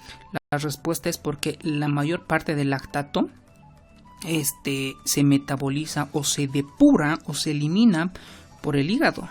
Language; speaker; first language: Spanish; native; Spanish